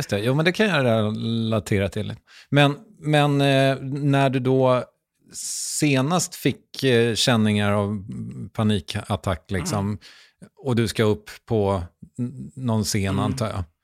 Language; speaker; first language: Swedish; native; Swedish